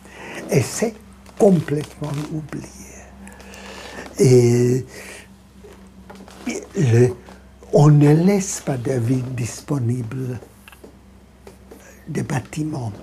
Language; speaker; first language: French; non-native, fluent; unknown